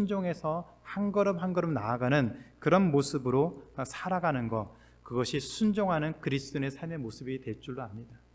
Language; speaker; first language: Korean; native; Korean